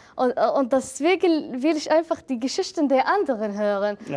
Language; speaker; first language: German; non-native, fluent; Arabic